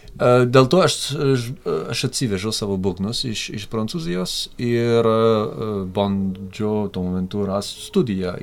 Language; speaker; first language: Lithuanian; non-native, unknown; French